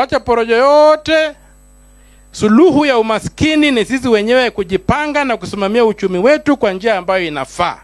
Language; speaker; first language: Swahili; non-native, local second language; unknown